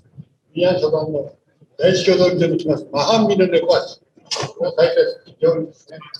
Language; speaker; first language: Japanese; native; Japanese